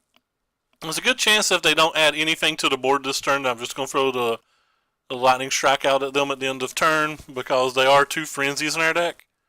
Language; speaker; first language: English; native; English